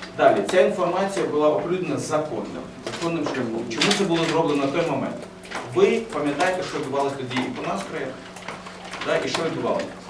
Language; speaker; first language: Ukrainian; early bilingual, other home language; Persian